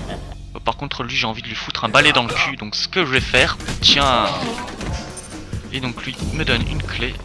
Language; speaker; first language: French; native; French